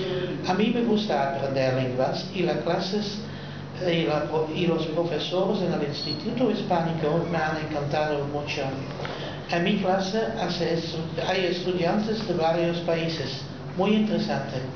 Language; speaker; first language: Spanish; non-native, learner; Dutch